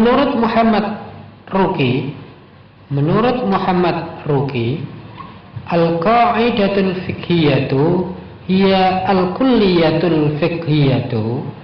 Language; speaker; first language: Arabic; non-native, fluent; Indonesian